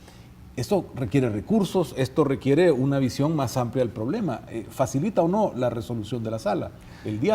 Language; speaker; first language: Spanish; native; Spanish